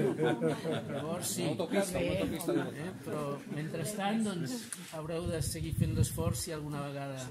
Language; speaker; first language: Catalan; native; Catalan